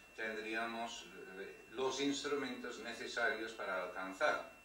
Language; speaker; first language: Spanish; non-native, fluent; English